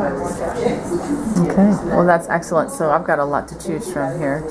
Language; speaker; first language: English; native; English